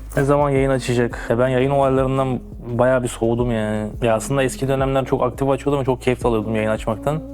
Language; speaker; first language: Turkish; native; Turkish